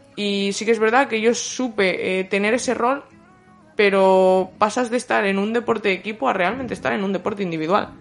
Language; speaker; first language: Spanish; native; Spanish